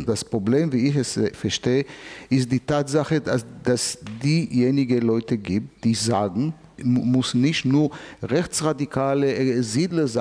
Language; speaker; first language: German; non-native, fluent; Hebrew